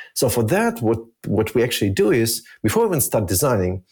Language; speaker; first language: English; early bilingual, other home language; Russian